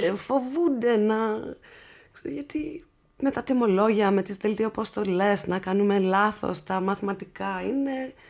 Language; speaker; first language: Greek; early bilingual, heritage; English